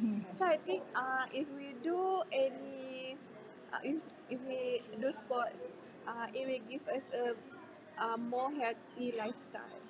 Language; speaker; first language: English; non-native, local second language; Malay